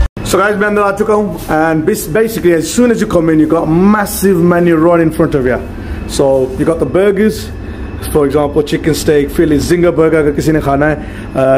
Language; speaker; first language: English; early bilingual, other home language; Hindi